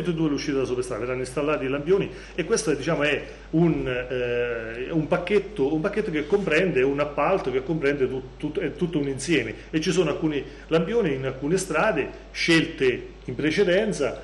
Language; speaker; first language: Italian; native; Italian